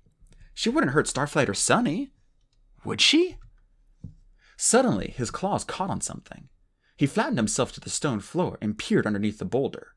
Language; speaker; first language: English; native; English